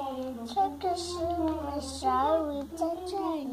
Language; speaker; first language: Chinese; early bilingual, heritage; Chinese